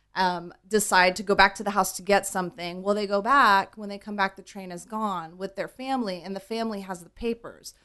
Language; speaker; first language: English; native; English